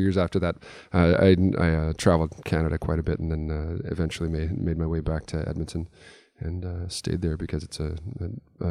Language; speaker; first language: English; native; English